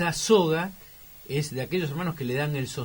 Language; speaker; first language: Spanish; native; Spanish